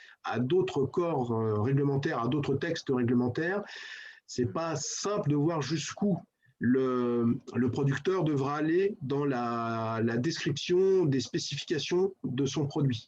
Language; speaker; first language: French; native; French